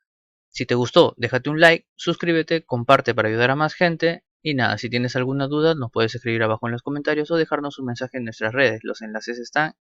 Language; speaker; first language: Spanish; native; Spanish